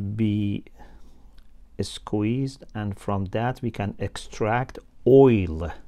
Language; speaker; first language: English; non-native, fluent; Persian